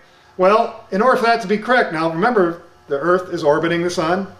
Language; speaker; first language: English; native; English